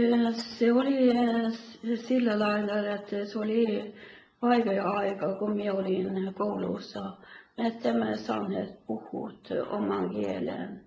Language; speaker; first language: Finnish; early bilingual, heritage; Finnish